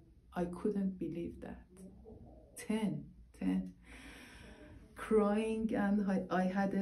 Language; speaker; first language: English; non-native, learner; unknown